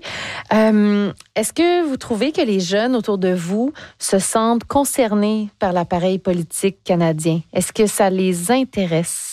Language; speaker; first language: French; native; French